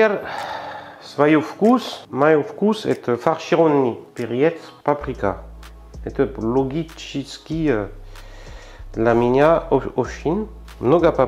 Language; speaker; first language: Russian; non-native, learner; French